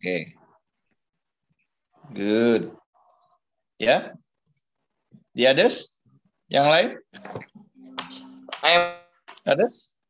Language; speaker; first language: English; non-native, learner; Indonesian